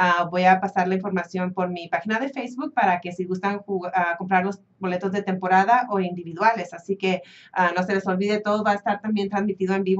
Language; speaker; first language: Spanish; early bilingual, heritage; Spanish